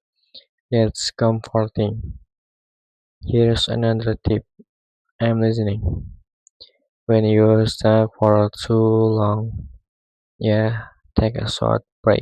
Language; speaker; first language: English; non-native, learner; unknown